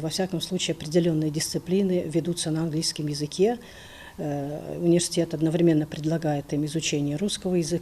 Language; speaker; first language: Russian; native; Russian